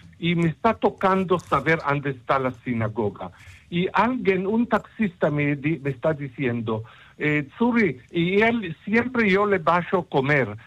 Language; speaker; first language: Spanish; early bilingual, heritage; Ladino